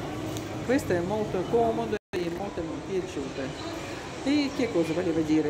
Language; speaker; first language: Italian; non-native, learner; Russian